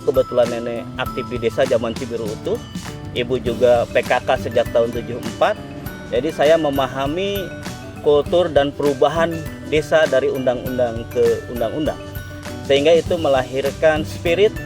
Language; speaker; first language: Indonesian; non-native, local second language; Sundanese